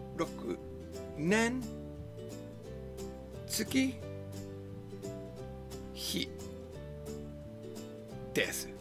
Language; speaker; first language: Japanese; non-native, learner; English